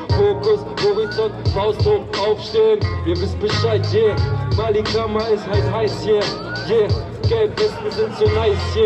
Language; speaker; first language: German; native; German